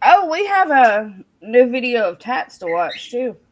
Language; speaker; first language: English; native; English